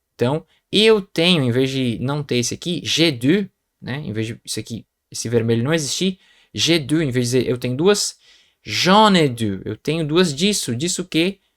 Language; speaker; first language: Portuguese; native; Portuguese